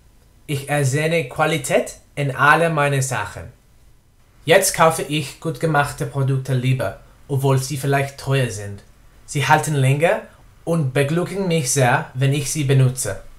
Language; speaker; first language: German; non-native, learner; English